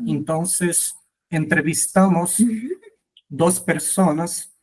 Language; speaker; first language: Spanish; non-native, fluent; Portuguese